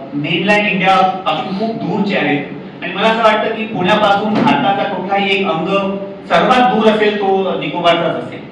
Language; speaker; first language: Marathi; non-native, local second language; Hindi